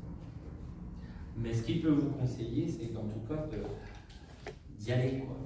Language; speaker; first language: French; native; French